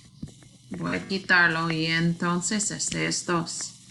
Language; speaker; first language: Spanish; non-native, learner; English